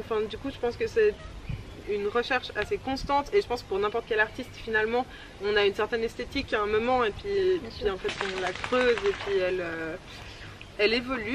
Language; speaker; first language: French; native; French